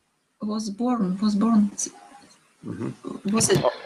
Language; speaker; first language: English; non-native, learner; Russian